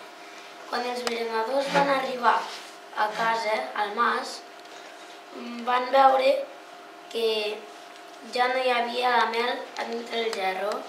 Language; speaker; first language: Catalan; native; Catalan